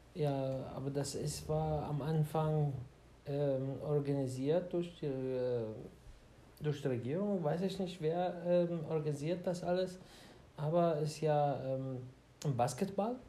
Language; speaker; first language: German; non-native, fluent; Arabic